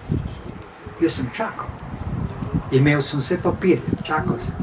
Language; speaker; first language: Slovenian; native; Slovenian